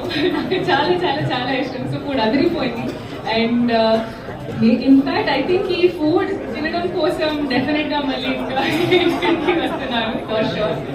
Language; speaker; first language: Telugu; non-native, local second language; Hindi